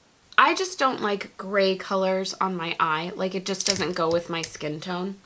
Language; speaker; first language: English; native; English